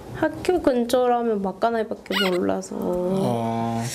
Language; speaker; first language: Korean; non-native, fluent; Japanese